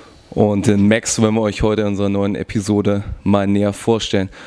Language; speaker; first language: German; native; German